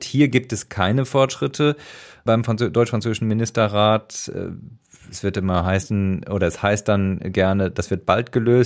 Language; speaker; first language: German; native; German